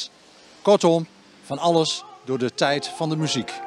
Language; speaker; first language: Dutch; native; Dutch